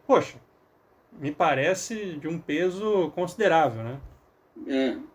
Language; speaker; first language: Portuguese; native; Portuguese